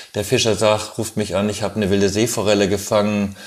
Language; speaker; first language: German; native; German